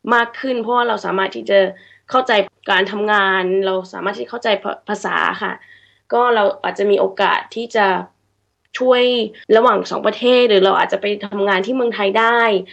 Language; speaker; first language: Thai; early bilingual, heritage; Thai